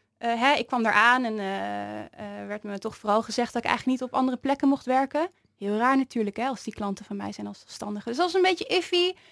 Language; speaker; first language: Dutch; native; Dutch